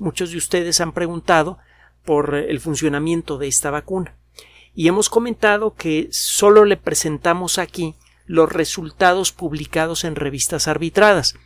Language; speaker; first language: Spanish; native; Spanish